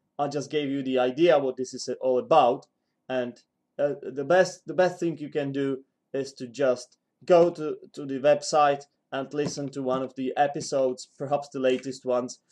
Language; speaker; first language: English; non-native, fluent; Czech